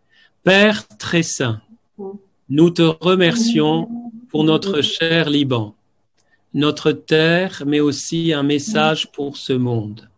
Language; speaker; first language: French; native; French